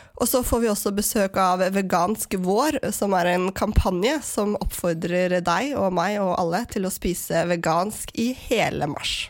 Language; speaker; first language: Norwegian; native; Norwegian